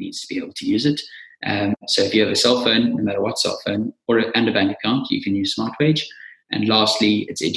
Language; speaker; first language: English; native; English